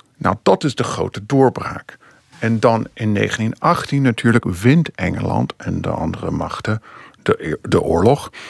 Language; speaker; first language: Dutch; non-native, fluent; English